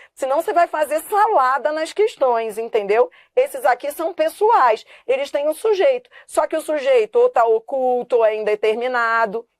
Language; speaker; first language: Portuguese; native; Portuguese